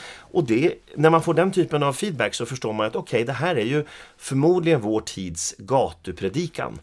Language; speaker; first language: Swedish; native; Swedish